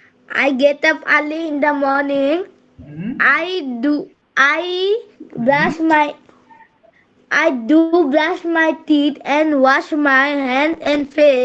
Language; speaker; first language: English; non-native, learner; Bangla